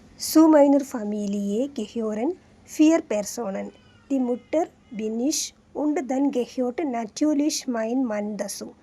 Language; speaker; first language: German; non-native, fluent; Malayalam